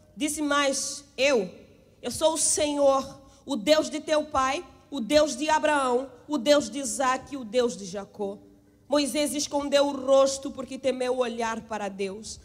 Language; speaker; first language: Portuguese; native; Portuguese